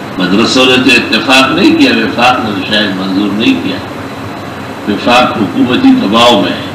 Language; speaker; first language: Urdu; non-native, local second language; Pashto